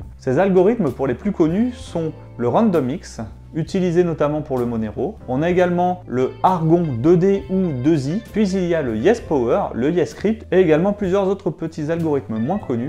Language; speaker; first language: French; native; French